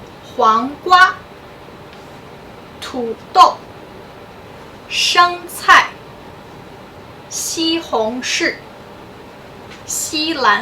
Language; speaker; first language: Chinese; non-native, fluent; English